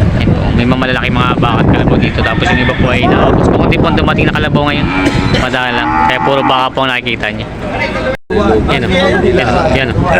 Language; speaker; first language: Filipino; native; Filipino